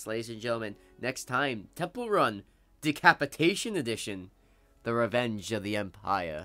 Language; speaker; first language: English; native; English